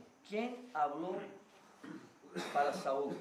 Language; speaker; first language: Spanish; non-native, learner; Portuguese